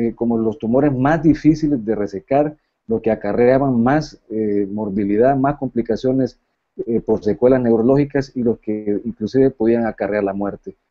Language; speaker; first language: Spanish; native; Spanish